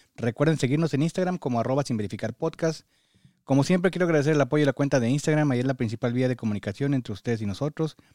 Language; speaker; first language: Spanish; native; Spanish